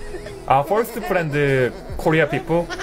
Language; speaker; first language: English; non-native, learner; Korean